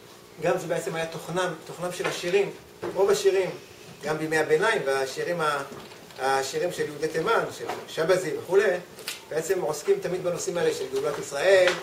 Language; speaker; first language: Hebrew; native; Hebrew